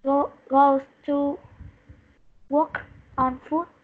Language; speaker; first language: English; non-native, learner; Vietnamese